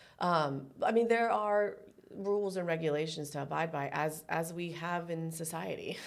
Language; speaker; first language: English; early bilingual, other home language; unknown